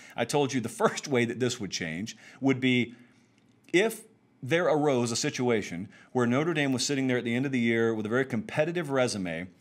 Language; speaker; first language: English; native; English